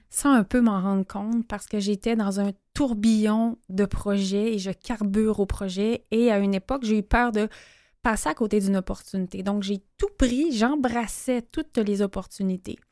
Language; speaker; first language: French; native; French